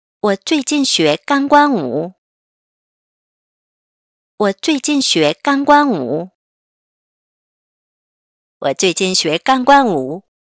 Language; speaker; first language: Chinese; non-native, fluent; Korean